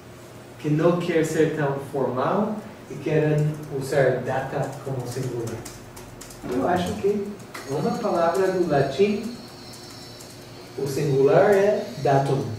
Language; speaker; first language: Portuguese; non-native, fluent; English